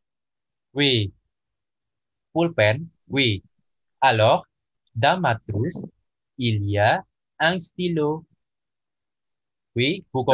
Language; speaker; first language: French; non-native, learner; Indonesian